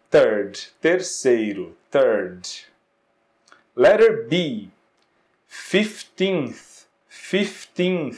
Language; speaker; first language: English; non-native, fluent; Portuguese